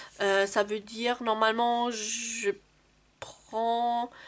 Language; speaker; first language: French; non-native, fluent; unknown